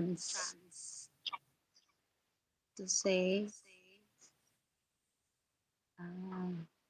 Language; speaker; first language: English; non-native, local second language; Filipino